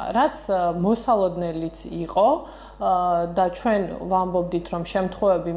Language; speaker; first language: Georgian; native; Georgian